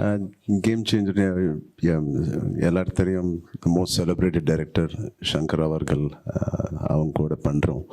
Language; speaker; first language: Tamil; non-native, local second language; Telugu